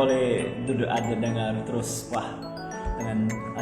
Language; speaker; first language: Indonesian; non-native, fluent; English